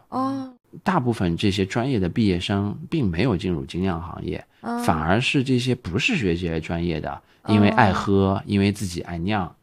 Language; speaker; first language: Chinese; native; Chinese